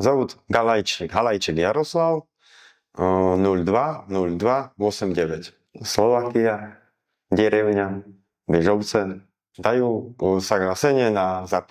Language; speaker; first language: Russian; non-native, learner; Slovak